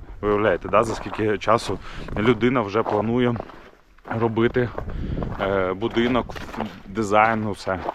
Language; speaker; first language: Ukrainian; native; Ukrainian